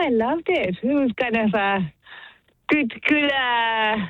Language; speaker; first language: English; non-native, fluent; Spanish